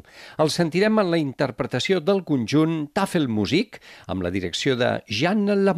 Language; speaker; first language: Catalan; native; Catalan